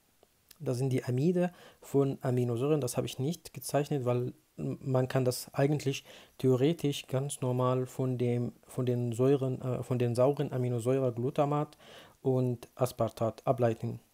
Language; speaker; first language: German; non-native, fluent; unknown